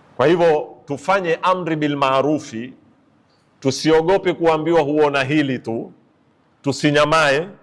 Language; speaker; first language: Swahili; native; Swahili